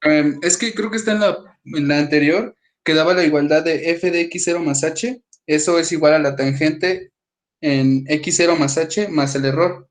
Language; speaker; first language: Spanish; native; Spanish